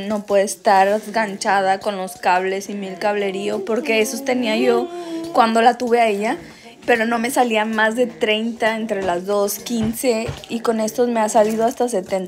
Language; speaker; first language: Spanish; native; Spanish